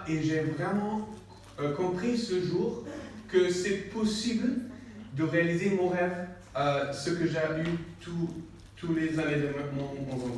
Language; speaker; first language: French; non-native, learner; English